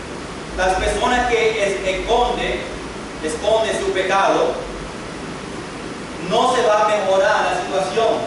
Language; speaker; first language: Spanish; non-native, fluent; English